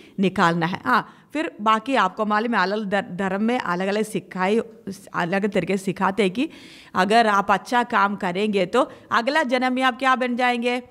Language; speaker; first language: Hindi; non-native, local second language; Malayalam